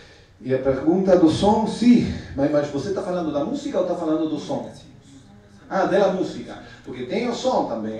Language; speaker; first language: Portuguese; non-native, fluent; Spanish